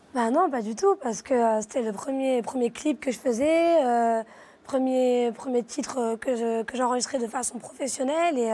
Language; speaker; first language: French; native; French